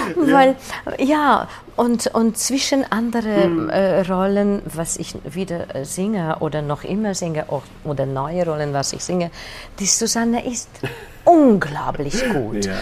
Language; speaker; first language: German; non-native, fluent; Hungarian